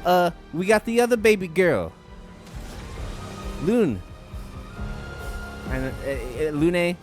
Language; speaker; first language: English; native; English